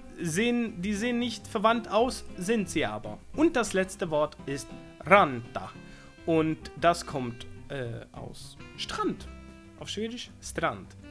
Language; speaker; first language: German; non-native, fluent; Swedish